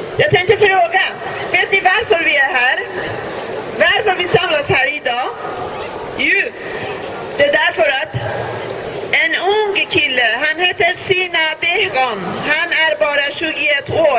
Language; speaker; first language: Swedish; non-native, learner; Persian